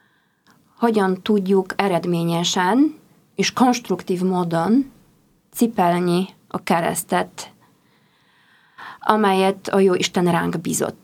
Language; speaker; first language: Hungarian; non-native, fluent; Polish